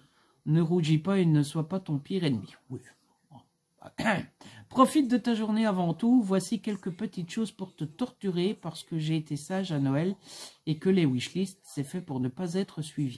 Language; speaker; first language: French; native; French